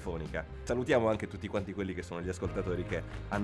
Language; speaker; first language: Italian; native; Italian